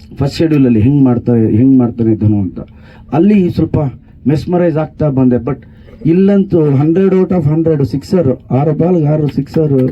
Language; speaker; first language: Kannada; native; Kannada